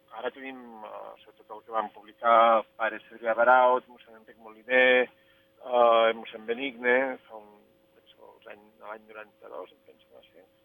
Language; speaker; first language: Catalan; native; Catalan